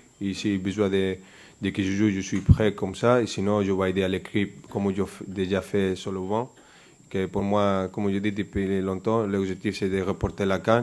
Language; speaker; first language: French; non-native, fluent; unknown